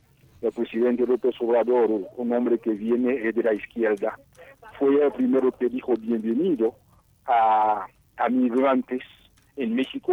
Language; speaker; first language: Spanish; non-native, fluent; Haitian Creole